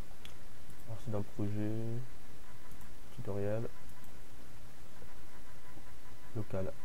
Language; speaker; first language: French; native; French